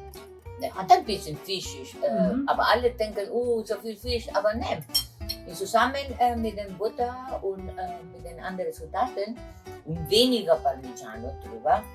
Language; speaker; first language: German; non-native, fluent; Italian